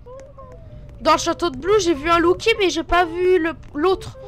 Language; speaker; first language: French; native; French